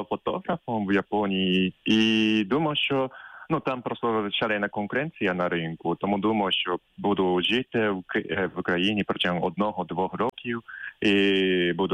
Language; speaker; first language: Ukrainian; non-native, fluent; Japanese